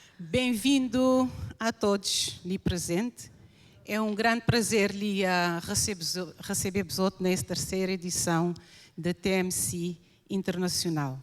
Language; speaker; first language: Portuguese; non-native, local second language; Kabuverdianu